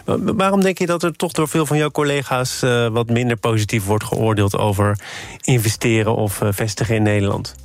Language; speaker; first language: Dutch; native; Dutch